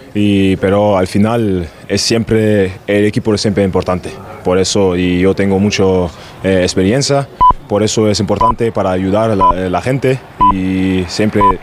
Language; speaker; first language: Spanish; non-native, learner; German